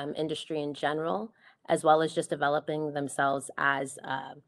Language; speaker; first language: English; native; English